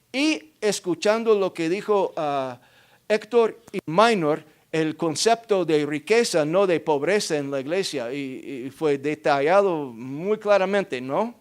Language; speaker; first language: Spanish; non-native, fluent; English